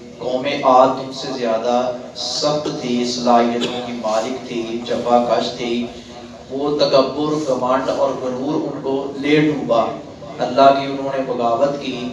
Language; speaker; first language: Urdu; non-native, local second language; Punjabi